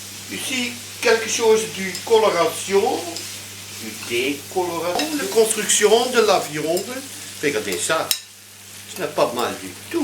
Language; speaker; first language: French; non-native, learner; Dutch